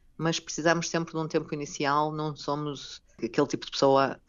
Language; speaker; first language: Portuguese; native; Portuguese